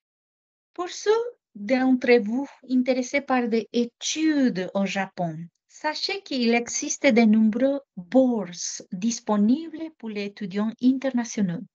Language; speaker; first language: French; non-native, fluent; Japanese